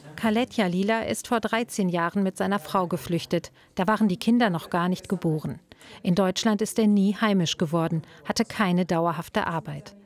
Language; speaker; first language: German; native; German